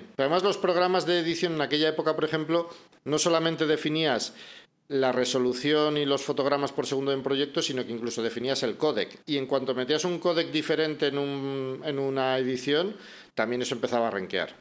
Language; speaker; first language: Spanish; native; Spanish